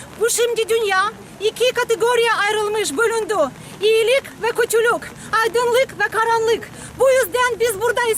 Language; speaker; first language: Turkish; non-native, fluent; Ukrainian